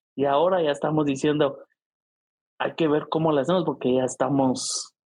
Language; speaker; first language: Spanish; native; Spanish